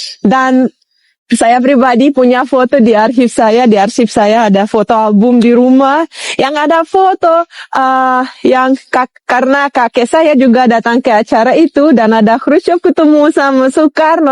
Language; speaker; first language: Indonesian; non-native, fluent; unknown